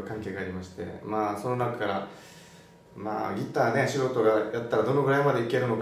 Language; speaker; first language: Japanese; native; Japanese